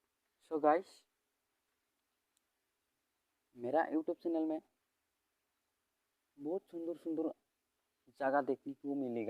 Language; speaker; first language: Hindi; non-native, local second language; Bodo